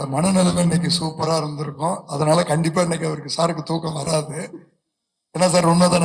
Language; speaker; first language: Tamil; native; Tamil